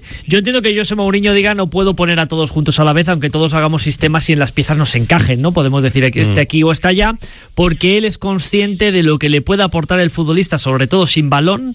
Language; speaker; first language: Spanish; native; Spanish